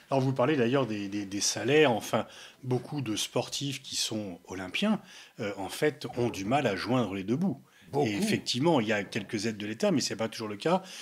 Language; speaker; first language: French; native; French